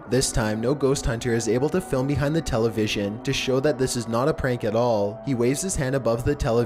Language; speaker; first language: English; native; English